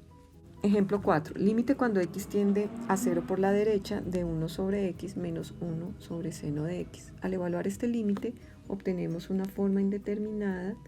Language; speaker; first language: Spanish; native; Spanish